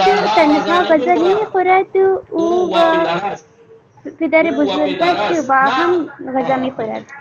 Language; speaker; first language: Persian; non-native, learner; Urdu